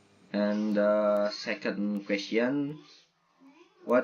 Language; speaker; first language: English; non-native, learner; Indonesian